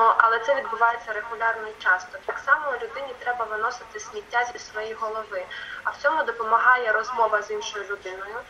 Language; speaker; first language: Ukrainian; non-native, local second language; Russian